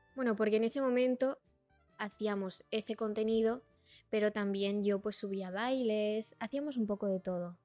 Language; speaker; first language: Spanish; early bilingual, other home language; Portuguese